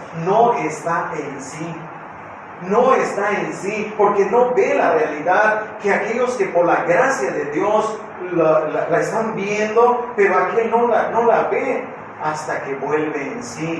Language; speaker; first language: Spanish; native; Spanish